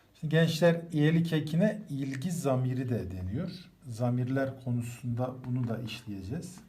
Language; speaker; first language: Turkish; native; Turkish